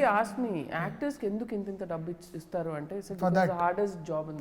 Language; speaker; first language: Telugu; native; Telugu